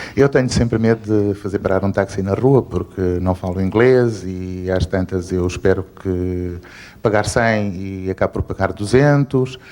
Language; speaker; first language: Portuguese; native; Portuguese